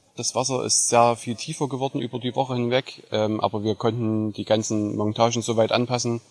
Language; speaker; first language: German; native; German